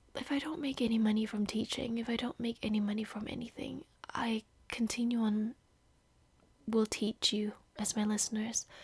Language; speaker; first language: English; non-native, fluent; Indonesian